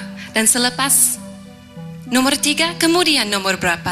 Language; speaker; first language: Malay; non-native, fluent; English